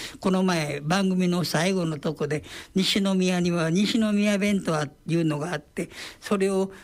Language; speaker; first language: Japanese; native; Japanese